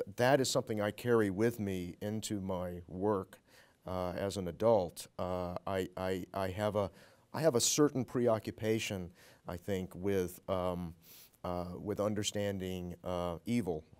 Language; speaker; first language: English; native; English